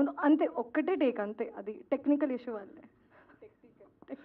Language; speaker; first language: Telugu; non-native, local second language; Hindi